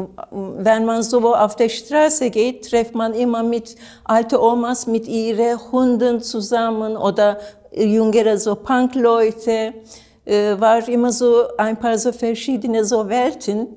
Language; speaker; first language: German; non-native, learner; Turkish